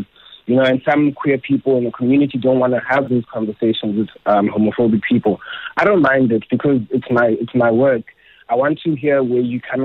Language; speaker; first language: English; non-native, local second language; Xhosa